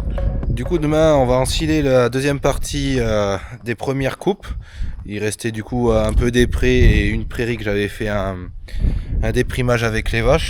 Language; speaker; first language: French; native; French